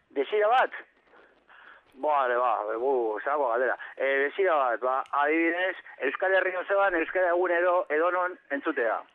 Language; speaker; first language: Basque; non-native, local second language; Spanish